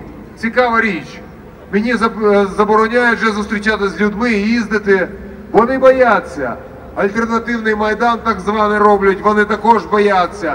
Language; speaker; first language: Ukrainian; non-native, local second language; Russian